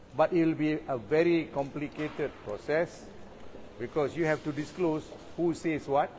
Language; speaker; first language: English; non-native, local second language; Malay